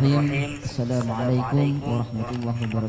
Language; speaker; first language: Arabic; non-native, fluent; Madurese